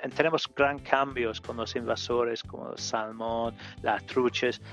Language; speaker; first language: Spanish; non-native, learner; English